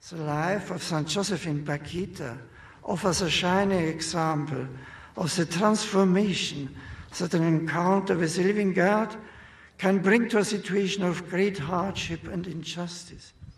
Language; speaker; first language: English; non-native, fluent; German